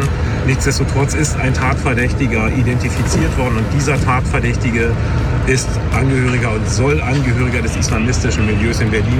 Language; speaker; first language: German; native; German